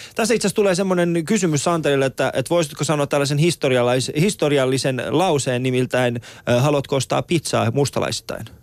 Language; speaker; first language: Finnish; early bilingual, other home language; Persian